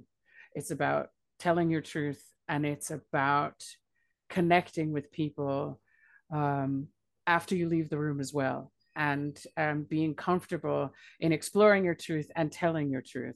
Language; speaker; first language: English; native; English